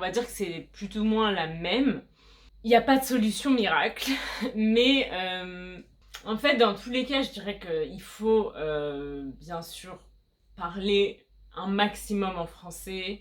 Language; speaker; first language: French; native; French